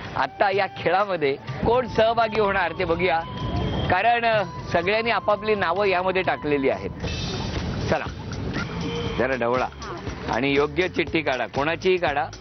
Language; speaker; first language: Marathi; native; Marathi